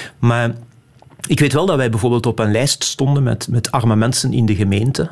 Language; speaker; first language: Dutch; native; Dutch